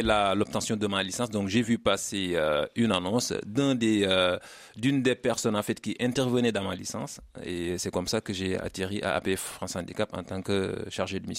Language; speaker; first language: French; non-native, local second language; Wolof